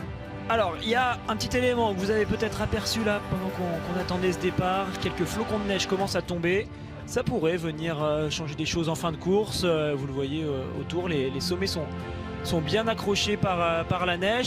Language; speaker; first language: French; native; French